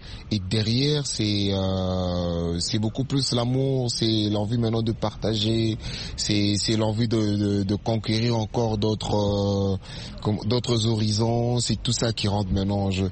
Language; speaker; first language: French; non-native, local second language; Swahili